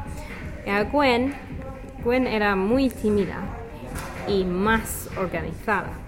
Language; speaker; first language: Spanish; non-native, learner; English